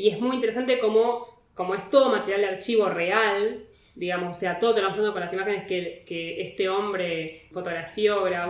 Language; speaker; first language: Spanish; native; Spanish